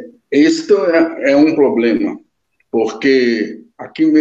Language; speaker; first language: Spanish; non-native, learner; Portuguese